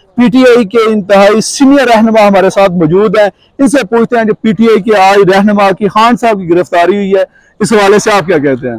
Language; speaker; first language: Urdu; native; Urdu